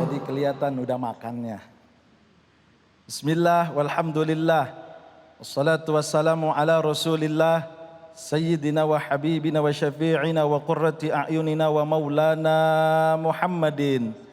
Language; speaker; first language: Indonesian; native; Indonesian